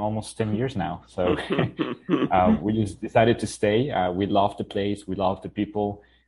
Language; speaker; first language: English; non-native, fluent; Spanish